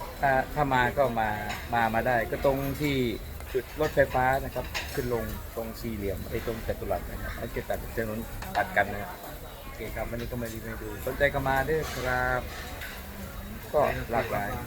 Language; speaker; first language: Thai; native; Thai